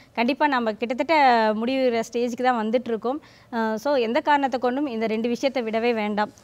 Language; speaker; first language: Tamil; native; Tamil